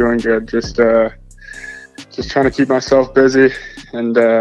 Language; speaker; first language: English; native; English